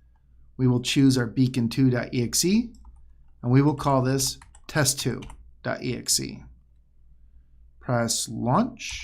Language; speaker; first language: English; native; English